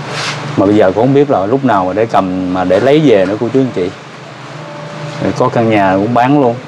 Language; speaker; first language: Vietnamese; native; Vietnamese